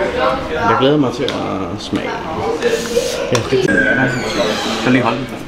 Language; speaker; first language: Danish; early bilingual, other home language; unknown